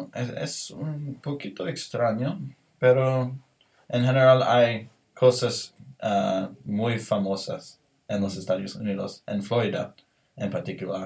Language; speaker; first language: Spanish; non-native, learner; English